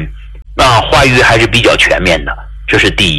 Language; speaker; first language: Chinese; native; Chinese